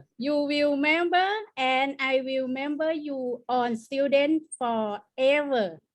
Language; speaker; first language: English; non-native, learner; Thai